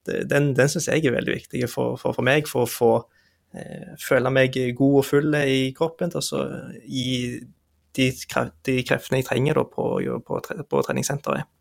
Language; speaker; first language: Norwegian; native; Norwegian